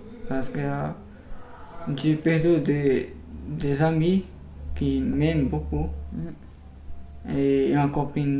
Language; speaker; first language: French; non-native, learner; Portuguese